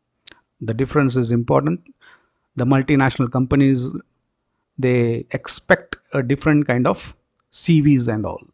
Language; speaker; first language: English; non-native, local second language; Marathi